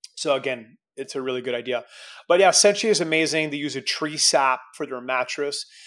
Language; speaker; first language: English; native; English